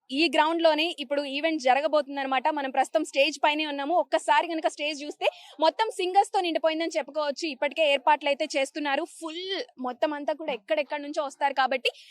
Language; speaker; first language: Telugu; native; Telugu